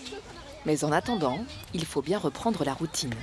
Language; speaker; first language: French; native; French